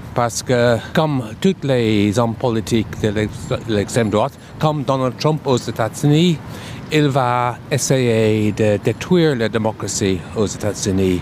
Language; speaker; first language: French; non-native, fluent; English